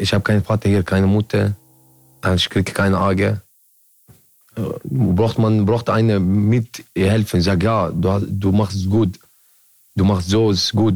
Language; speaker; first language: German; non-native, learner; Arabic